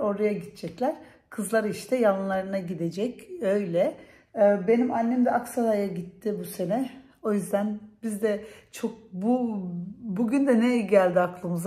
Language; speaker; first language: Turkish; early bilingual, heritage; Turkish